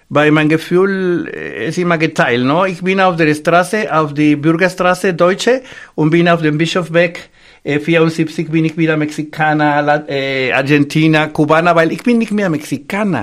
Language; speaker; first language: German; non-native, fluent; Spanish